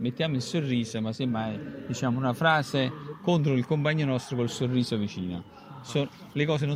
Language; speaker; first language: Italian; native; Italian